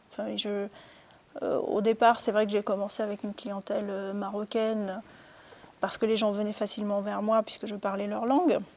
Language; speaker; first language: French; early bilingual, other home language; Arabic